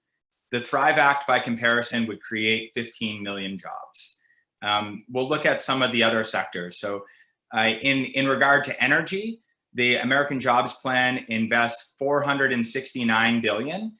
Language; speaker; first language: English; native; English